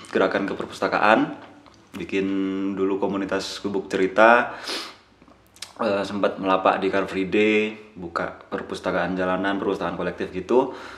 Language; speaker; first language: Indonesian; non-native, local second language; Madurese